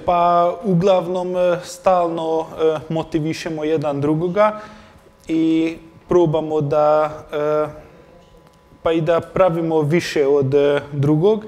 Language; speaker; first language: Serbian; non-native, local second language; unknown